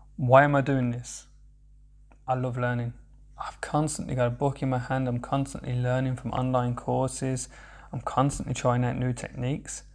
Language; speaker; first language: English; native; English